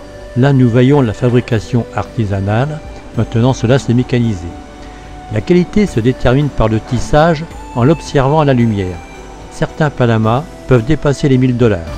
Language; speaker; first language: French; native; French